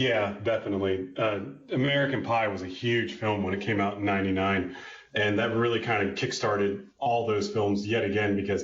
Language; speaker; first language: English; native; English